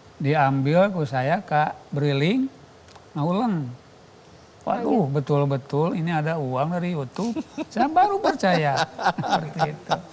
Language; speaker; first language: Indonesian; non-native, local second language; Sundanese